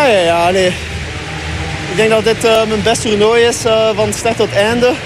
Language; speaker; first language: Dutch; non-native, local second language; French